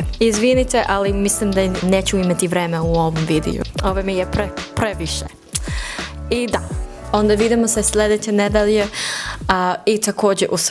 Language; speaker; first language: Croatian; non-native, fluent; English